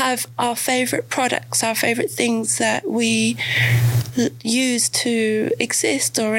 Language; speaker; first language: English; native; English